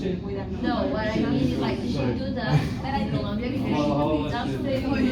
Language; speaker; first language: English; non-native, learner; Spanish